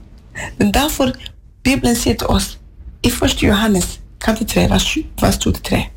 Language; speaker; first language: Swedish; non-native, learner; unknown